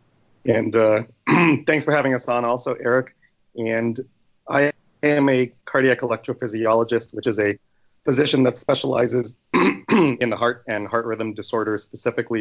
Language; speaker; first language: English; native; English